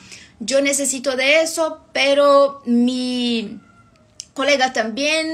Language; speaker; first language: Spanish; non-native, fluent; Portuguese